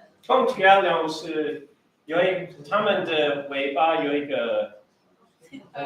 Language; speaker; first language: Chinese; early bilingual, heritage; Chinese